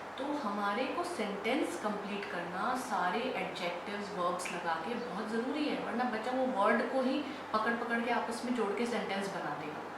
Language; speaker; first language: Hindi; native; Hindi